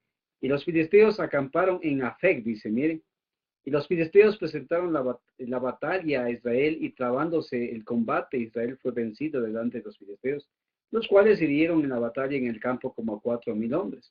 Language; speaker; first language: Spanish; native; Spanish